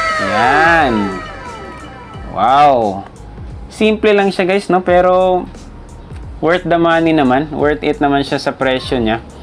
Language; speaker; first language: Filipino; non-native, local second language; Cebuano